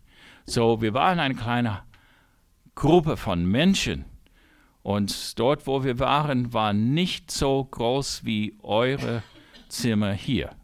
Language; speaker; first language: German; non-native, fluent; English